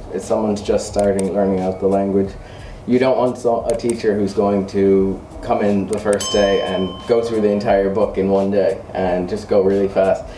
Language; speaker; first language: English; native; English